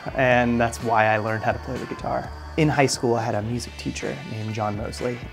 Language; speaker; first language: English; native; English